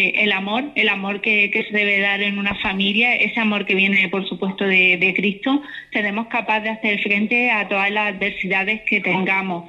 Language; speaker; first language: Spanish; native; Spanish